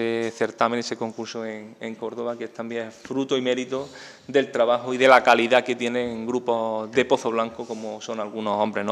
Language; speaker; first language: Spanish; native; Spanish